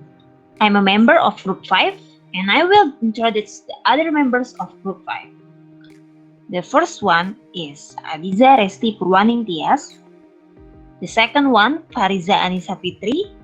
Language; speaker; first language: English; non-native, learner; Indonesian